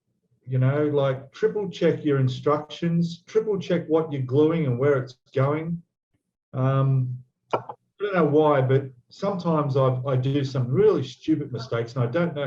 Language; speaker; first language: English; native; English